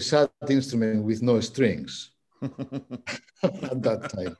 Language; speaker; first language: English; non-native, fluent; Spanish